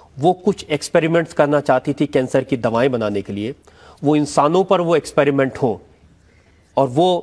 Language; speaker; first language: Urdu; native; Urdu